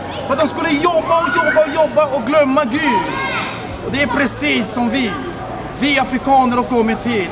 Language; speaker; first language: Swedish; non-native, fluent; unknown